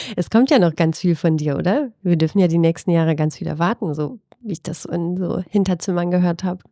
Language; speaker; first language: German; early bilingual, other home language; Albanian